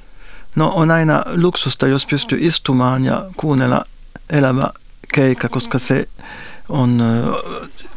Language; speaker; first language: Finnish; non-native, fluent; French